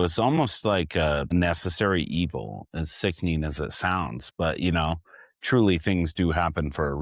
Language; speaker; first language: English; native; English